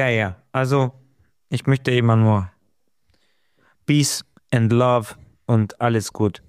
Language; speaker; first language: German; non-native, fluent; Romanian